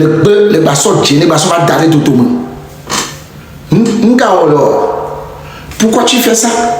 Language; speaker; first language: French; non-native, local second language; Ewe